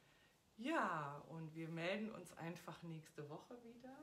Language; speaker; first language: German; native; German